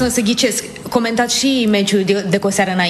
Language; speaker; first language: Romanian; native; Romanian